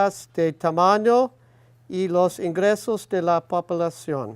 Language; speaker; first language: Spanish; non-native, learner; English